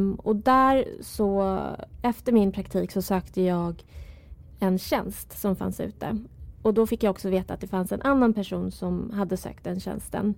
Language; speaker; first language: Swedish; early bilingual, other home language; Persian